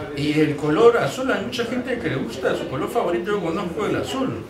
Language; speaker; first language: Spanish; native; Spanish